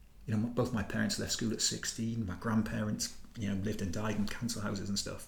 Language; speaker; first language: English; native; English